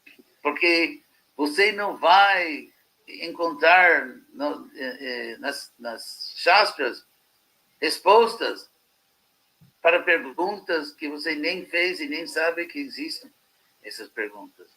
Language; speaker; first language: Portuguese; non-native, fluent; English